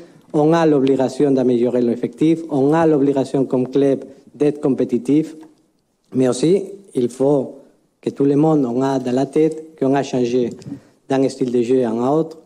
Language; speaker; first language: French; non-native, fluent; Spanish